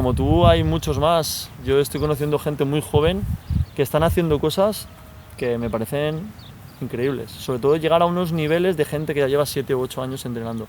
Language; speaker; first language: Spanish; native; Spanish